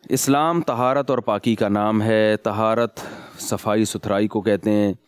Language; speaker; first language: Urdu; native; Urdu